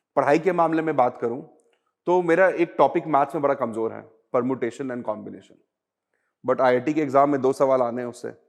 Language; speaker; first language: Hindi; native; Hindi